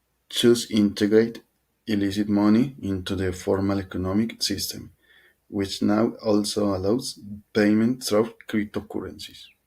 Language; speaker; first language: English; non-native, learner; Spanish